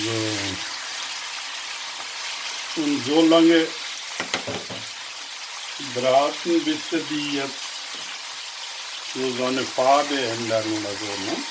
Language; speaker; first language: German; non-native, fluent; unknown